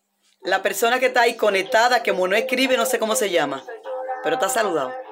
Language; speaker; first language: Spanish; native; Spanish